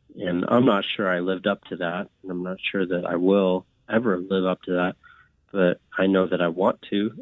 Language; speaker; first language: English; native; English